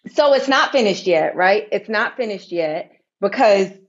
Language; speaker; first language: English; native; English